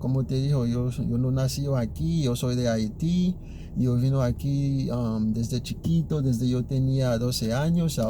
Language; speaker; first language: Spanish; early bilingual, other home language; Haitian Creole